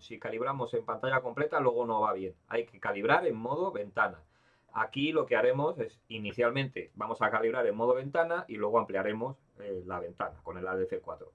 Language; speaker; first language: Spanish; native; Spanish